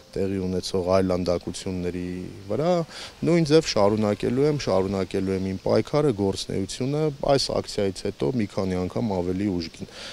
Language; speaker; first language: Armenian; native; Armenian